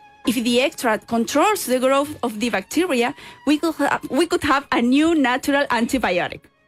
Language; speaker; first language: English; non-native, fluent; Spanish